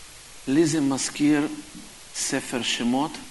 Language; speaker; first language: Hebrew; non-native, fluent; Russian